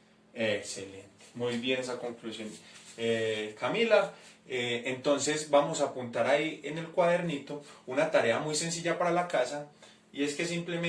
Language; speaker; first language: Spanish; native; Spanish